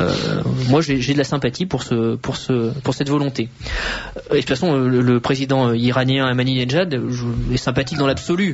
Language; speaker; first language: French; native; French